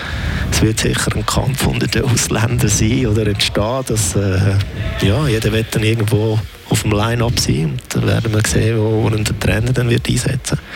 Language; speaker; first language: German; native; German